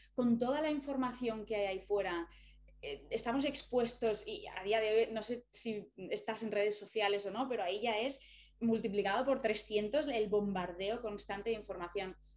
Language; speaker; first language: Spanish; native; Spanish